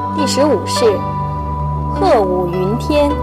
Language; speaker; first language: Chinese; native; Chinese